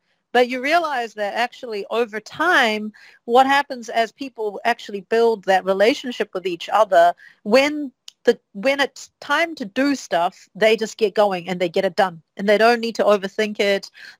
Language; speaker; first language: English; native; English